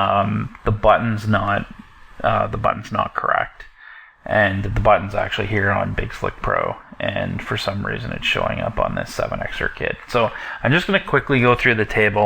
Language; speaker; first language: English; native; English